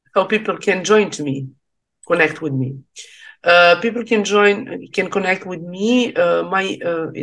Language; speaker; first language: English; non-native, learner; Serbian